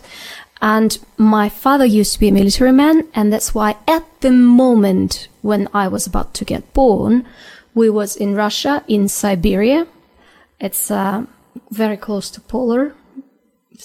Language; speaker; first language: English; non-native, fluent; Ukrainian